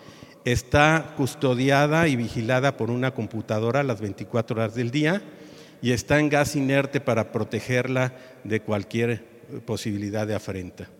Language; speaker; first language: Spanish; native; Spanish